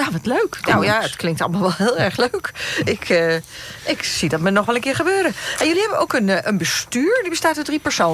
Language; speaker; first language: Dutch; native; Dutch